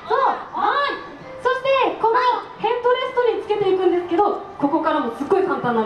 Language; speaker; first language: Japanese; native; Japanese